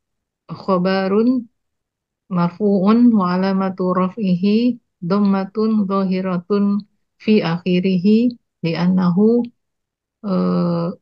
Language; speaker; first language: Arabic; non-native, learner; Indonesian